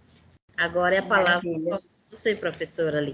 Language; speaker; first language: Portuguese; non-native, fluent; English